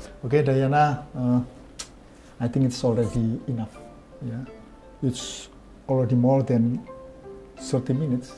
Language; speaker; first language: English; non-native, fluent; Indonesian